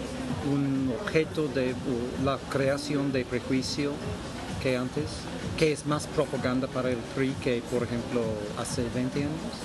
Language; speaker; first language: Spanish; non-native, fluent; English